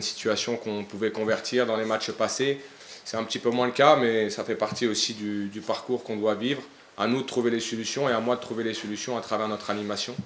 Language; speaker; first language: French; native; French